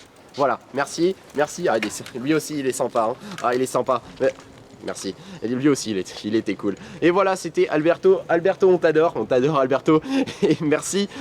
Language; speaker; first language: French; native; French